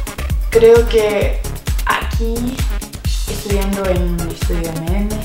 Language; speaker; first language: Spanish; non-native, fluent; English